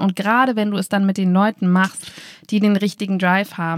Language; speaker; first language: German; native; German